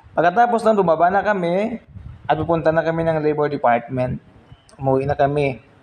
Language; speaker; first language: Filipino; non-native, local second language; Hiligaynon